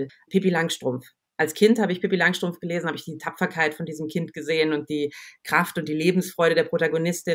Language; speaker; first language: German; native; German